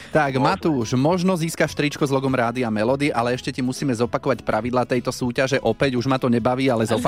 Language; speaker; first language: Slovak; native; Slovak